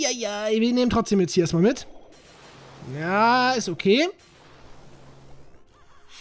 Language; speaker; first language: German; native; German